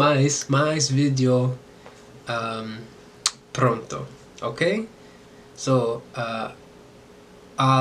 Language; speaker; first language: Portuguese; non-native, learner; English